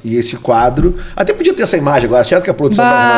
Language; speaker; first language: Portuguese; native; Portuguese